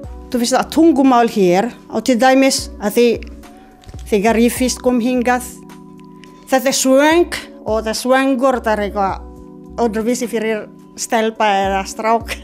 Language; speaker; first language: Icelandic; non-native, learner; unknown